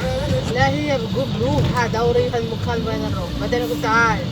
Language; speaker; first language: Arabic; non-native, learner; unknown